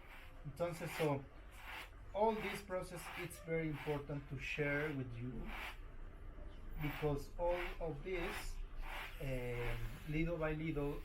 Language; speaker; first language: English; non-native, learner; Spanish